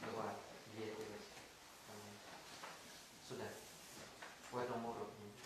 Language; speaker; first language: Russian; non-native, learner; Thai